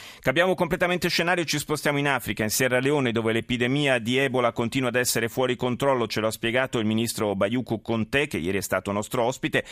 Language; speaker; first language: Italian; native; Italian